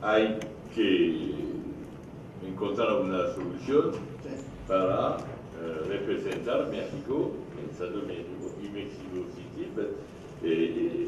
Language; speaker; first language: Spanish; non-native, learner; French